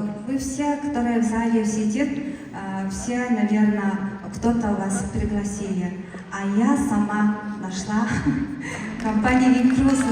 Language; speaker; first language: Russian; non-native, learner; Mongolian